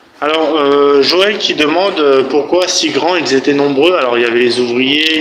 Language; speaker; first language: French; native; French